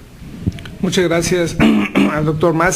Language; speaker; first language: Spanish; native; Spanish